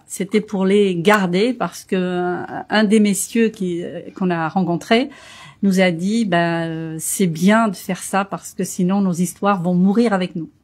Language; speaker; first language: French; early bilingual, other home language; Portuguese